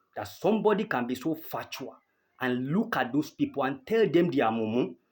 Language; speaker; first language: English; non-native, local second language; Yoruba